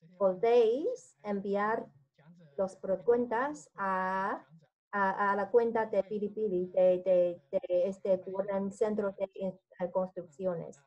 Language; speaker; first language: Spanish; non-native, learner; Chinese